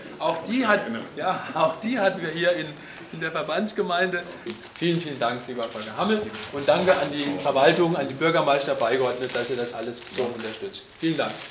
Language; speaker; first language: German; native; German